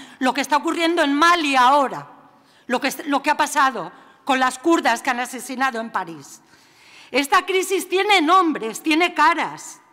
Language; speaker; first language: Spanish; native; Spanish